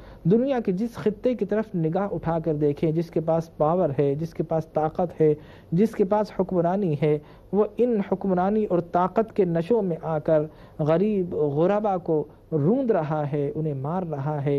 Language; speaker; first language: Urdu; native; Urdu